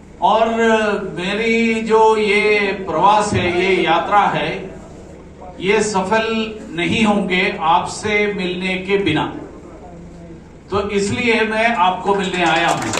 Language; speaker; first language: Hindi; non-native, local second language; Malayalam